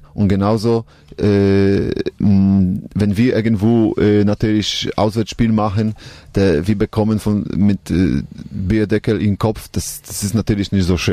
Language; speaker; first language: German; non-native, learner; Polish